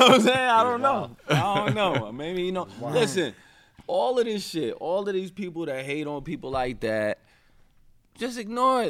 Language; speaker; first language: English; early bilingual, other home language; Spanish